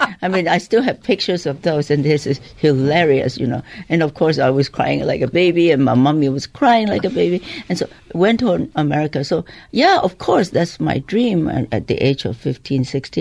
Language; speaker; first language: English; non-native, local second language; Cantonese